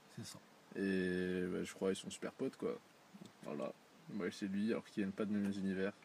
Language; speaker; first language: French; native; French